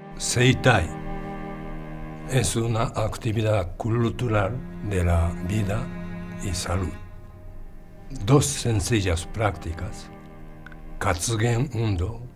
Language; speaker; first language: Spanish; non-native, fluent; Japanese